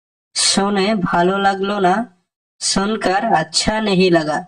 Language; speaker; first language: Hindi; non-native, fluent; Bangla